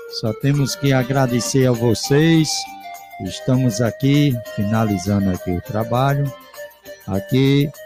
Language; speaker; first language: Portuguese; native; Portuguese